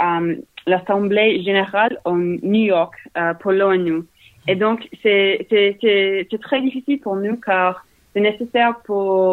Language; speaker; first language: French; non-native, learner; English